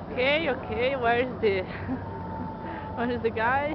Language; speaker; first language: English; non-native, learner; Portuguese